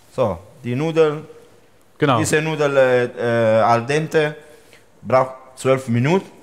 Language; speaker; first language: German; non-native, fluent; Italian